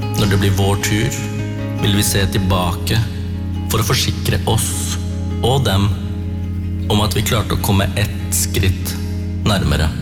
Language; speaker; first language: Norwegian; early bilingual, other home language; Tamil